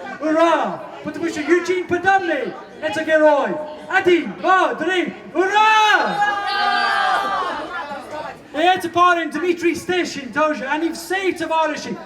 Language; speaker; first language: Russian; non-native, learner; English